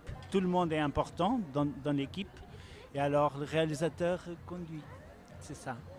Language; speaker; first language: French; non-native, learner; Portuguese